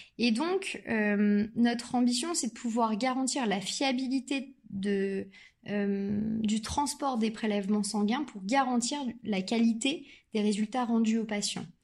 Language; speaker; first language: French; native; French